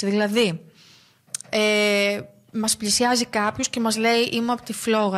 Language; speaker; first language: Greek; native; Greek